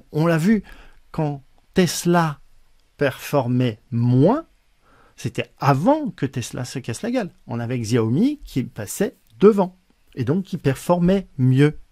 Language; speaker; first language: French; native; French